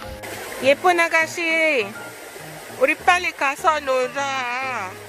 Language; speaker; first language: Korean; non-native, learner; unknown